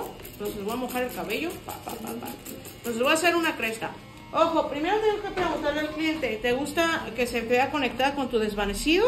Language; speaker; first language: Spanish; native; Spanish